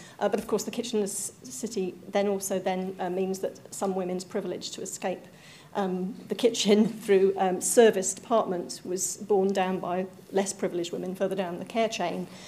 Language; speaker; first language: English; native; English